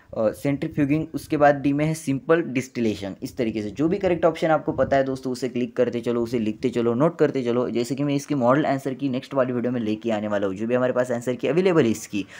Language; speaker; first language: Hindi; non-native, local second language; Marathi